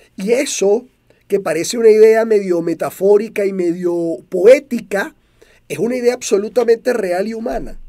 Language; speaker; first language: Spanish; native; Spanish